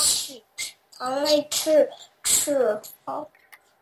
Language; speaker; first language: Cantonese; early bilingual, heritage; Cantonese